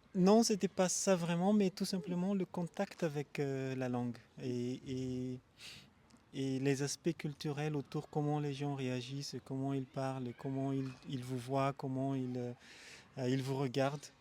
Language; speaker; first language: French; non-native, local second language; Malagasy